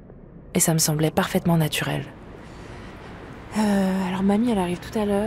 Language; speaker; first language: French; native; French